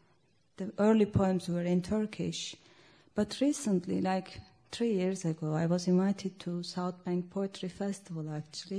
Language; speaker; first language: English; non-native, fluent; Turkish